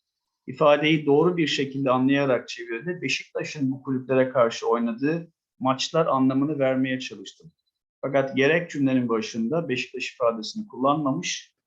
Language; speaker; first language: Turkish; native; Turkish